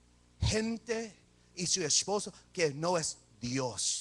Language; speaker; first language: Spanish; early bilingual, heritage; English